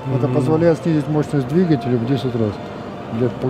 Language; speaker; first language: Russian; native; Russian